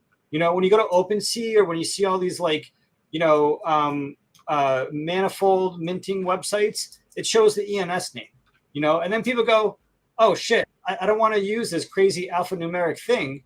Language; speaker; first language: English; native; English